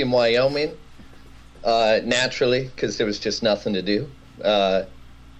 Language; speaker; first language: English; native; English